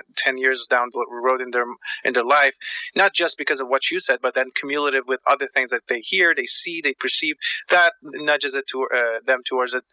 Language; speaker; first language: English; non-native, fluent; German